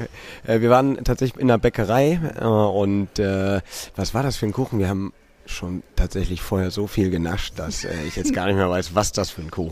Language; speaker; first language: German; native; German